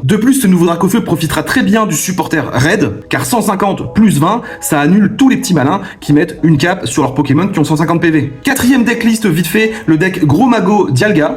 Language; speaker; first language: French; native; French